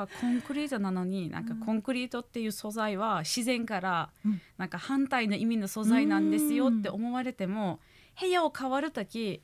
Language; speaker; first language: Japanese; non-native, fluent; Turkish